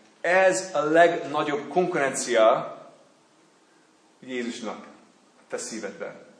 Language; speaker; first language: Hungarian; non-native, learner; English